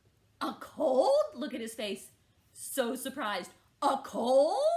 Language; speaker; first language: English; native; English